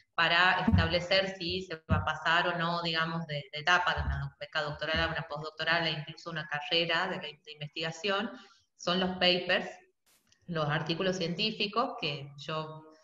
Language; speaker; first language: Spanish; native; Spanish